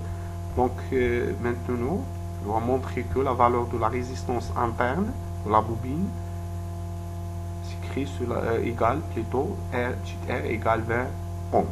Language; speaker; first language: French; non-native, local second language; Arabic